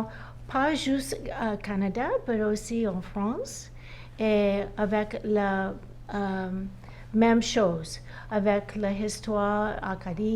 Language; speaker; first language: French; non-native, learner; English